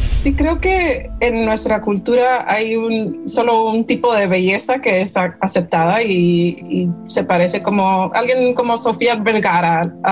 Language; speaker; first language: Spanish; early bilingual, heritage; English